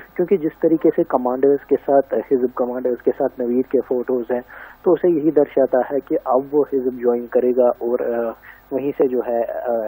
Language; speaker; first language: Hindi; native; Hindi